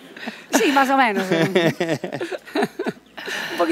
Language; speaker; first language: Spanish; native; Spanish